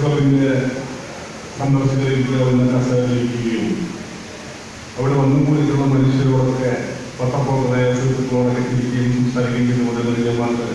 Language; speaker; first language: Malayalam; native; Malayalam